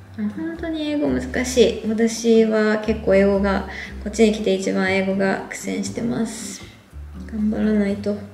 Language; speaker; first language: Japanese; native; Japanese